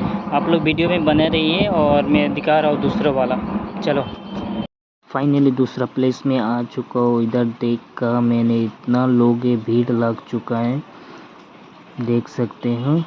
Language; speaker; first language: Hindi; non-native, local second language; Bangla